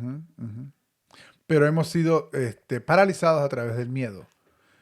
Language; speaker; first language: Spanish; native; Spanish